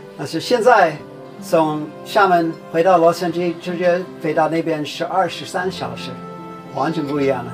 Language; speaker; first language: Chinese; non-native, fluent; English